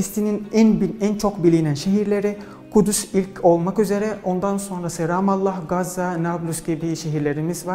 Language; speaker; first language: Turkish; non-native, fluent; Arabic